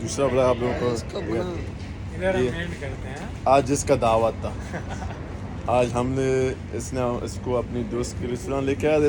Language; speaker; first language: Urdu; non-native, learner; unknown